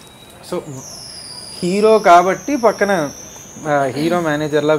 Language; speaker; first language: Telugu; native; Telugu